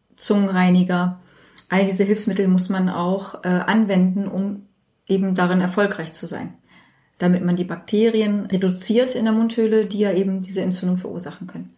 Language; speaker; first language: German; native; German